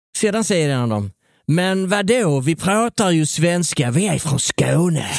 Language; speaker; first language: Swedish; native; Swedish